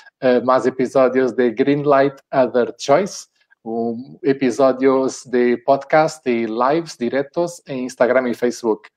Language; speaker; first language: Spanish; non-native, fluent; Portuguese